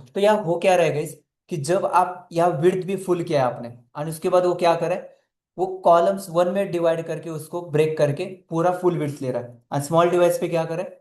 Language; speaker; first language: Hindi; non-native, local second language; Marathi